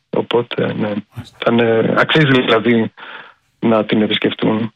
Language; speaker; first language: Greek; native; Greek